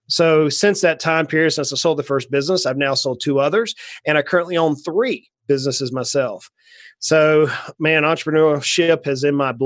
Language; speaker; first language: English; native; English